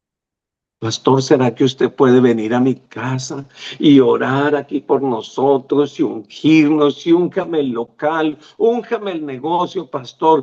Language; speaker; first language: Spanish; native; Spanish